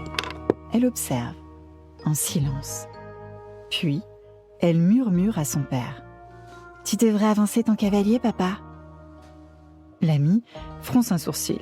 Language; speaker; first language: French; native; French